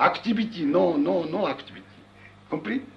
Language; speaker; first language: English; non-native, learner; Japanese